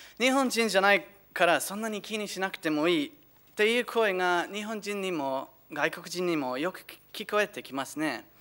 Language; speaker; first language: Japanese; non-native, fluent; English